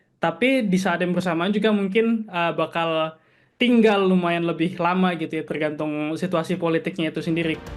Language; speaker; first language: Indonesian; native; Indonesian